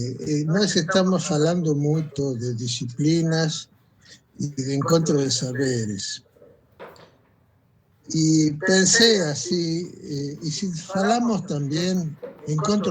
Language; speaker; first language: Portuguese; non-native, fluent; Spanish